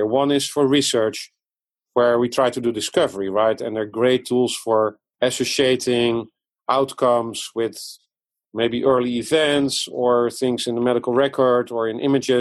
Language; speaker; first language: English; non-native, fluent; Dutch